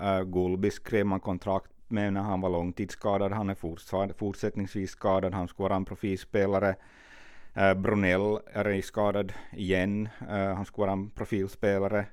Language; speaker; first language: Swedish; native; Swedish